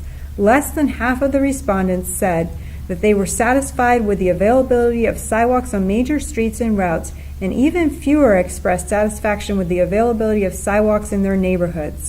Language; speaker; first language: English; native; English